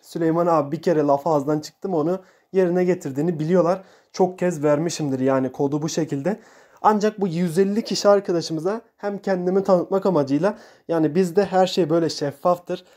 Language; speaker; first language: Turkish; native; Turkish